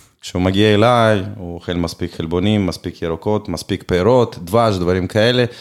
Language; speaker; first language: Hebrew; non-native, fluent; Russian